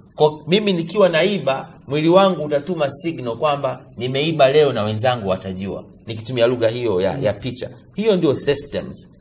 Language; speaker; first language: Swahili; native; Swahili